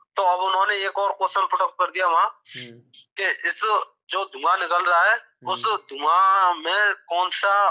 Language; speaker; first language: Hindi; native; Hindi